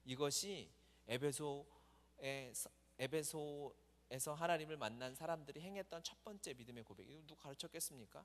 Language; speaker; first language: Korean; native; Korean